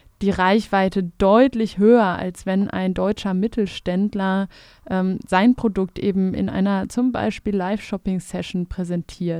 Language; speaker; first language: German; native; German